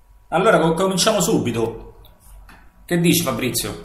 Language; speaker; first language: Italian; native; Italian